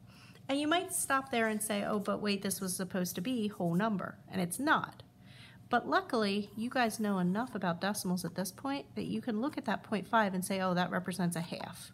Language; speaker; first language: English; native; English